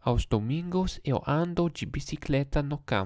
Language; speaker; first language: Portuguese; non-native, learner; English